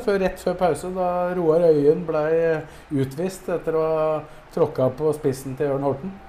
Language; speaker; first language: Norwegian; native; Norwegian